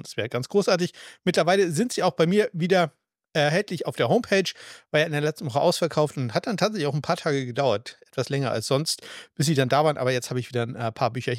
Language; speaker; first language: German; native; German